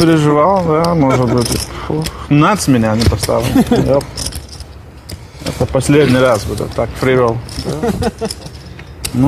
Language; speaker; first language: Russian; non-native, learner; Lithuanian